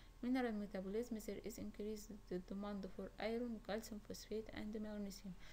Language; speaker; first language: English; non-native, fluent; Arabic